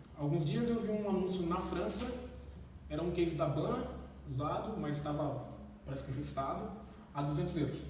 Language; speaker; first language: Portuguese; native; Portuguese